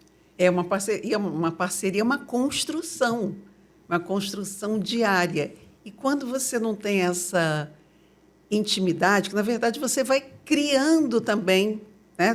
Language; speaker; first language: Portuguese; native; Portuguese